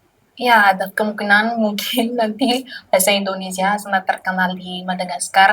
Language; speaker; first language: Indonesian; non-native, learner; Malagasy